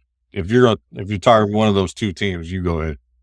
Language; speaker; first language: English; native; English